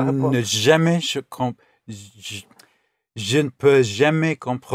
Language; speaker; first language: French; non-native, learner; English